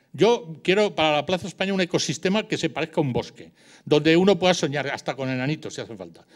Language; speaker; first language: Spanish; native; Spanish